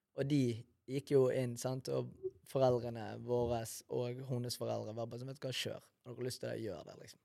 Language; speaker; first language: Norwegian; early bilingual, other home language; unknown